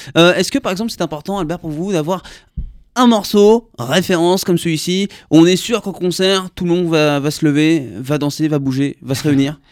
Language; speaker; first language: French; native; French